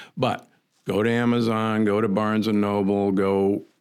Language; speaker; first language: English; native; English